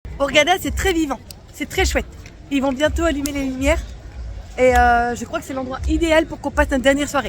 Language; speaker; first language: French; native; French